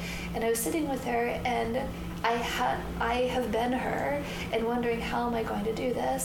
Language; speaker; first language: English; native; English